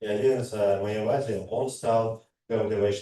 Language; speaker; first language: Russian; native; Russian